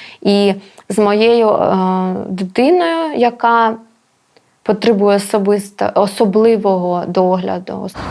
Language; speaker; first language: Ukrainian; non-native, local second language; Russian